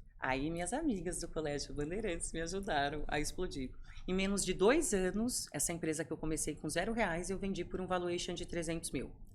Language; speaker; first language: Portuguese; native; Portuguese